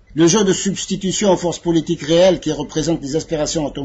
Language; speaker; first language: French; non-native, local second language; Arabic